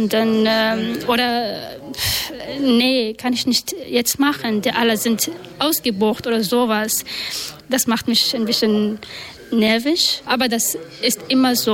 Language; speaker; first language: German; non-native, learner; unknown